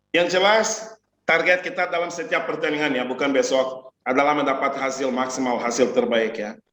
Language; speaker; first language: Malay; non-native, fluent; Portuguese